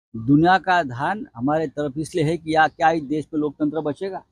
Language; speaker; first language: Hindi; non-native, local second language; Marathi